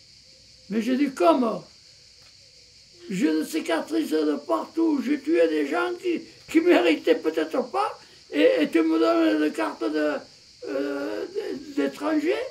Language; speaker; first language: French; early bilingual, other home language; Armenian